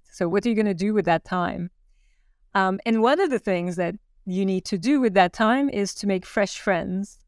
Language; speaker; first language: English; non-native, fluent; Turkish